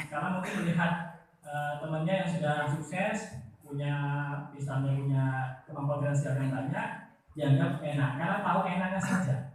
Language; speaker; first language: Indonesian; non-native, local second language; Madurese